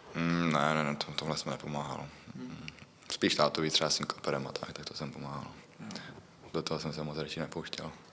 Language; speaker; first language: Czech; native; Czech